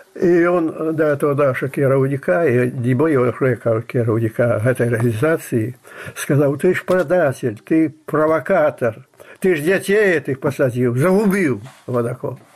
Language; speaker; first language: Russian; non-native, local second language; Belarusian